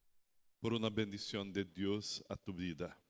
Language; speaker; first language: Spanish; non-native, learner; Portuguese